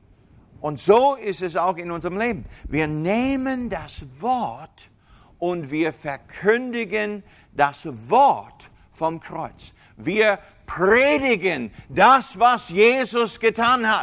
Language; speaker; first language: German; non-native, fluent; English